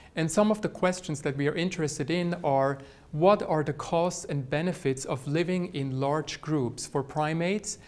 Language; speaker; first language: English; non-native, fluent; Swiss German